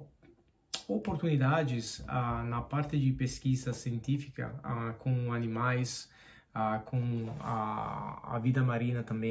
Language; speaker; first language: Portuguese; non-native, fluent; Spanish